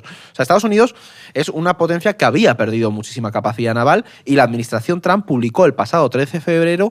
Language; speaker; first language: Spanish; native; Spanish